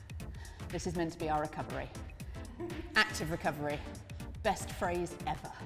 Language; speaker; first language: English; native; English